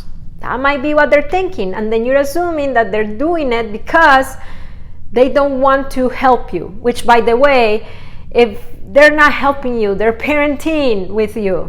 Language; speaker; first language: English; non-native, fluent; Spanish